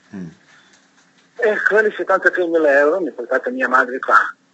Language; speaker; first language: Italian; non-native, learner; Serbian